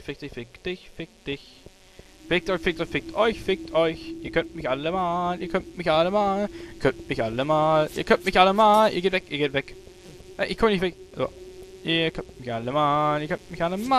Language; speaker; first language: German; native; German